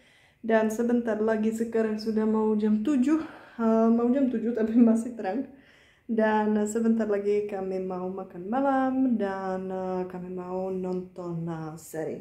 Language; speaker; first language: Indonesian; non-native, fluent; Czech